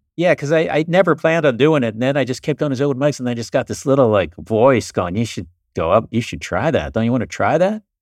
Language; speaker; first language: English; native; English